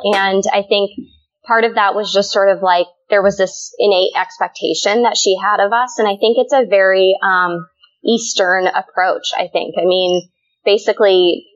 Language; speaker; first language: English; native; English